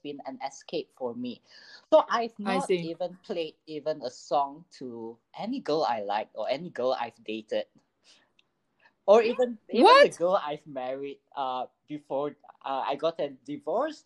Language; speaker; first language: English; non-native, local second language; Chinese